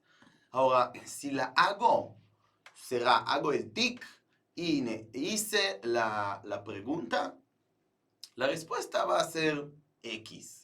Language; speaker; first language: Spanish; non-native, fluent; Hebrew